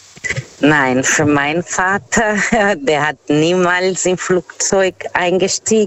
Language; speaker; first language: German; non-native, fluent; Portuguese